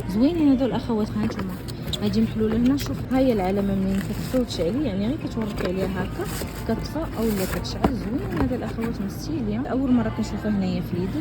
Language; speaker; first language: Arabic; native; Arabic